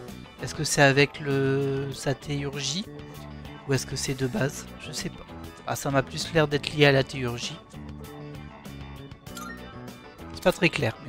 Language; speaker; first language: French; native; French